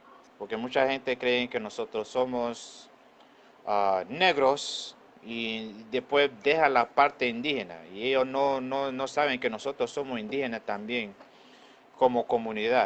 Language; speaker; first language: Spanish; non-native, local second language; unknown